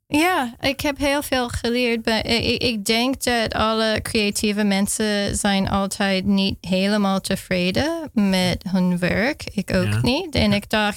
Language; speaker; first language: Dutch; non-native, fluent; English